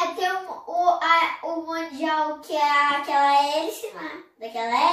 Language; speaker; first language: Portuguese; native; Portuguese